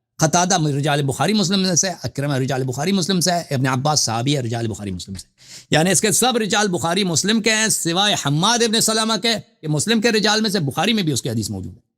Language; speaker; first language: Urdu; non-native, fluent; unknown